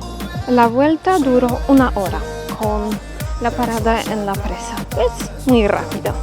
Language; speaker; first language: Spanish; non-native, learner; Polish